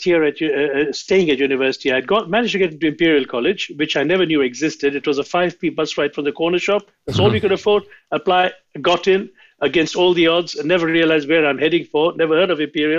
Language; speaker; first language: English; non-native, local second language; Sindhi